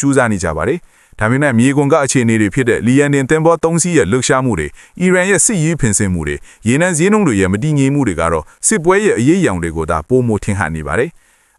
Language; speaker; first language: Burmese; native; Burmese